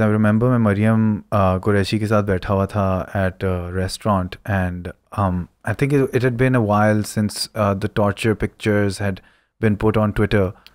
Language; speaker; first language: English; non-native, local second language; Urdu